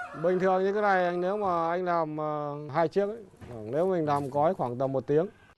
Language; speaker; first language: Vietnamese; native; Vietnamese